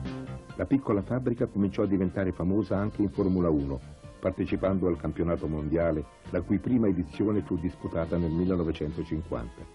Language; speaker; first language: Italian; native; Italian